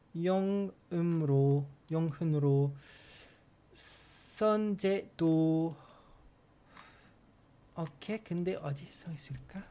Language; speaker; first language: Korean; non-native, learner; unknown